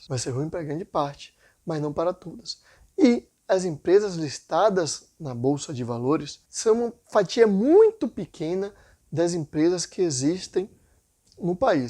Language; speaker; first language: Portuguese; native; Portuguese